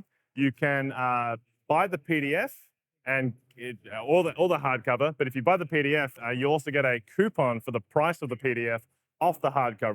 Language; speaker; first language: English; native; English